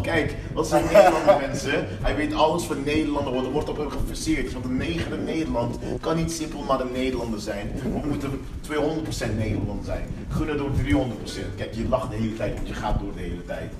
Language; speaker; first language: Dutch; non-native, local second language; Papiamento